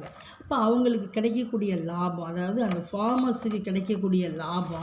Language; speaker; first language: Tamil; native; Tamil